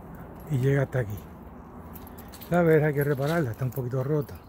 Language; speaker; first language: Spanish; native; Spanish